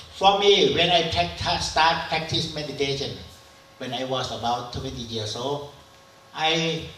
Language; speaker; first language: English; non-native, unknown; Thai